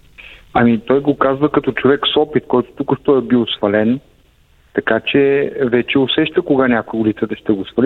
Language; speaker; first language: Bulgarian; native; Bulgarian